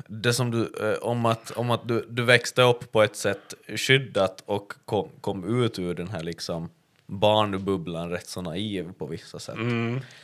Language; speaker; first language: Swedish; native; Swedish